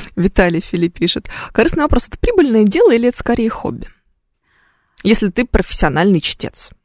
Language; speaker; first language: Russian; native; Russian